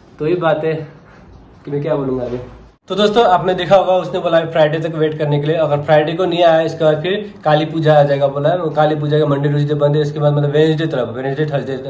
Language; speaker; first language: Hindi; non-native, local second language; Nepali